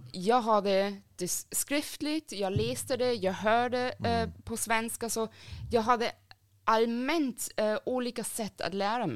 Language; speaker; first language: Swedish; non-native, fluent; German